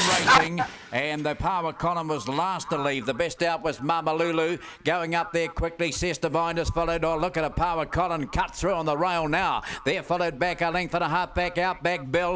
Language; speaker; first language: English; native; English